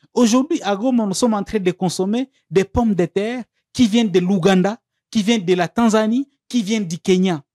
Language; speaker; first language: French; non-native, local second language; Swahili